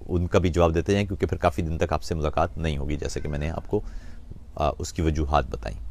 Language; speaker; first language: Urdu; non-native, local second language; Punjabi